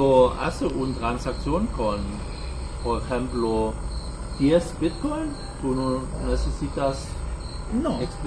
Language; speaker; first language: Spanish; non-native, learner; German